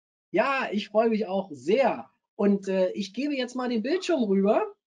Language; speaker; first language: German; native; German